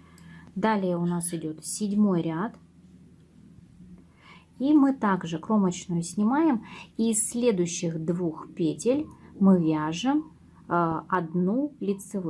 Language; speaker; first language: Russian; native; Russian